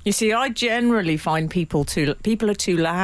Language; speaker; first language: English; native; English